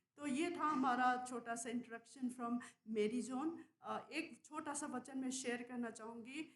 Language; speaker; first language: Hindi; non-native, local second language; Nepali